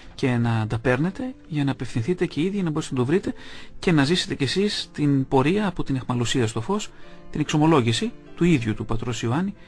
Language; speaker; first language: Greek; native; Greek